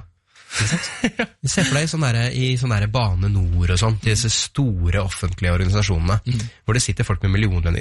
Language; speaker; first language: Norwegian; native; Norwegian